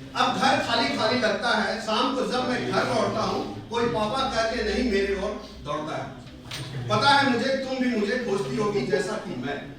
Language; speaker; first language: Hindi; native; Hindi